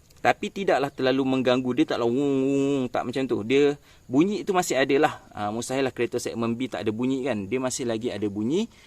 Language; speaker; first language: Malay; native; Malay